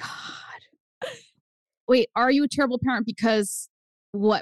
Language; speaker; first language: English; early bilingual, other home language; Spanish